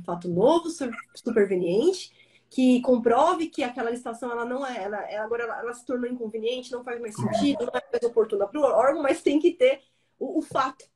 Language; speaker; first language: Portuguese; native; Portuguese